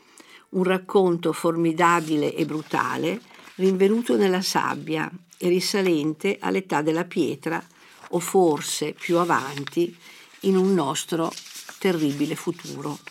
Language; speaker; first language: Italian; native; Italian